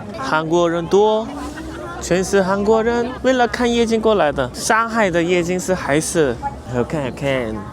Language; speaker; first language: Chinese; non-native, fluent; Korean